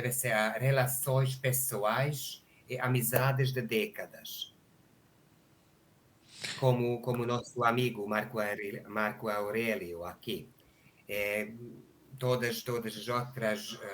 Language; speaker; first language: Portuguese; non-native, learner; Hungarian